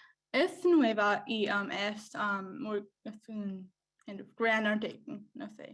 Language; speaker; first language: Spanish; non-native, learner; English